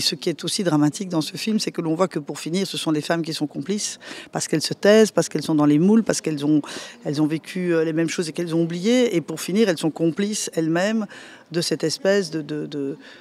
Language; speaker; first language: French; native; French